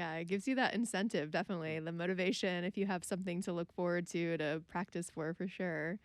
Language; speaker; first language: English; native; English